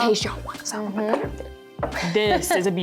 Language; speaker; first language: English; native; English